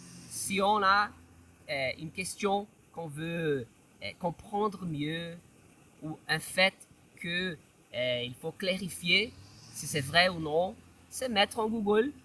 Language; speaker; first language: French; non-native, fluent; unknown